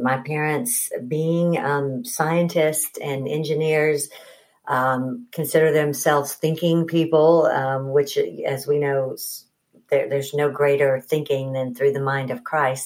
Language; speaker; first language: English; native; English